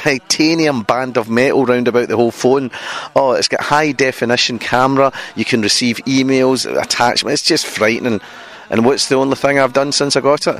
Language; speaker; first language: English; native; English